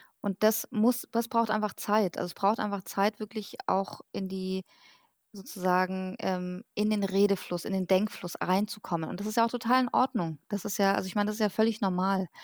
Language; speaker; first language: German; early bilingual, other home language; Persian